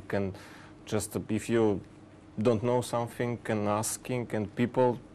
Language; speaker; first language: English; non-native, learner; Russian